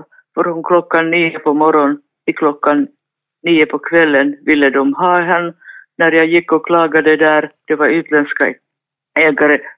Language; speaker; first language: Swedish; non-native, fluent; Finnish